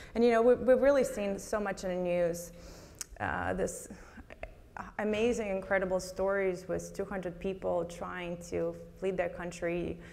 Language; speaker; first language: English; non-native, fluent; Russian